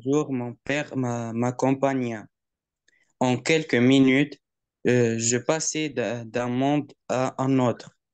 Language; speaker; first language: French; non-native, learner; Arabic